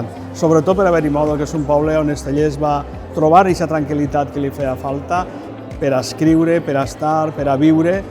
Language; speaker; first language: Catalan; native; Catalan